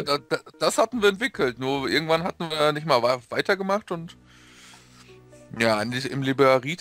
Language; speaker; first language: German; native; German